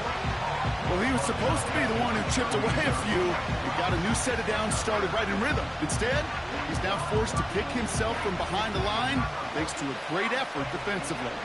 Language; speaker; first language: English; native; English